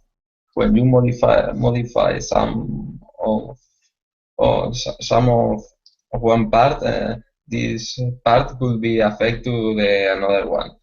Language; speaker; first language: English; non-native, learner; Spanish